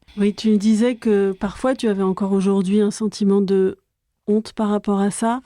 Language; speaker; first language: French; native; French